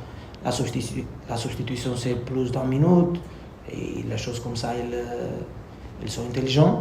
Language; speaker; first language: French; non-native, learner; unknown